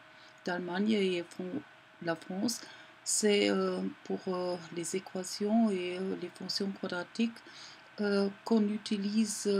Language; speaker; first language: French; non-native, learner; German